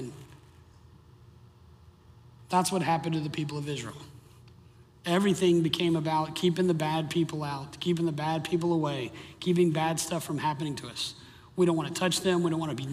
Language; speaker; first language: English; native; English